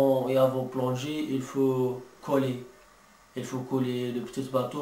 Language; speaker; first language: French; non-native, learner; Arabic